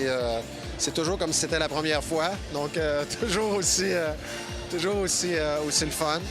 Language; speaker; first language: French; native; French